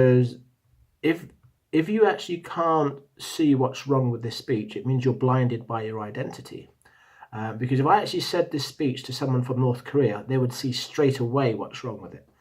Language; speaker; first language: English; native; English